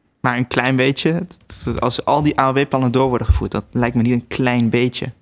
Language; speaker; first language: Dutch; native; Dutch